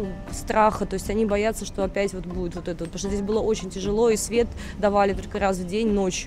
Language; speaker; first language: Russian; native; Russian